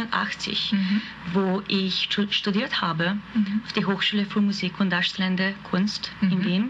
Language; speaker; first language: German; non-native, fluent; Hungarian